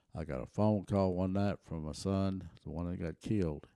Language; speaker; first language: English; early bilingual, other home language; German